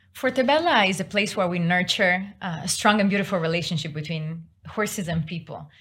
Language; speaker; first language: English; non-native, fluent; Italian